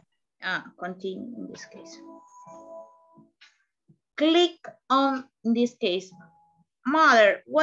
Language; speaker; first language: English; non-native, learner; Spanish